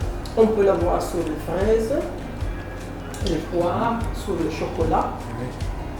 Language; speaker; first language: French; non-native, fluent; Italian